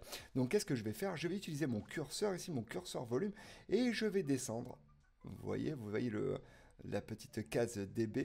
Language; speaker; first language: French; native; French